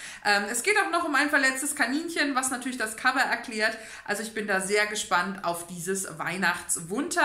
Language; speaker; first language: German; native; German